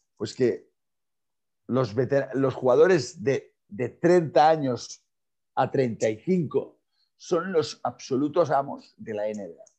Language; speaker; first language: Spanish; non-native, local second language; Catalan